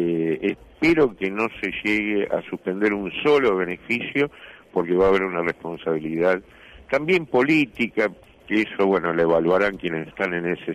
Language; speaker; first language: Spanish; native; Spanish